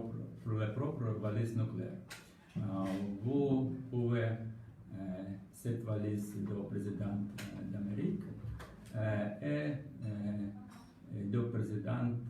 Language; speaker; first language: French; non-native, learner; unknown